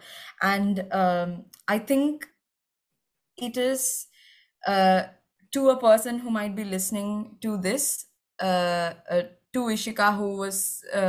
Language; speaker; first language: English; non-native, local second language; Malayalam